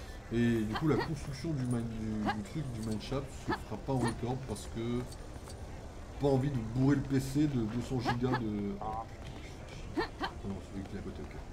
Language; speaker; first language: French; native; French